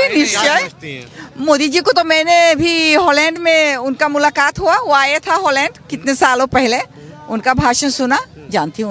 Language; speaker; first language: Hindi; early bilingual, heritage; Caribbean Hindustani